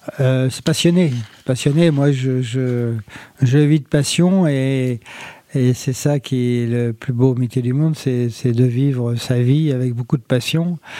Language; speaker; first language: French; native; French